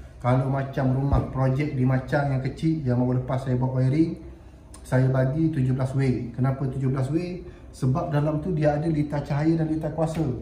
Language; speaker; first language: Malay; native; Malay